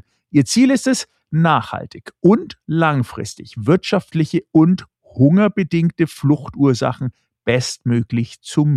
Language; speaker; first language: German; native; German